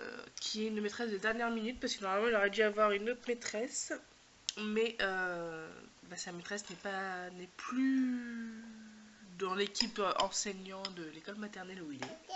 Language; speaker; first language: French; native; French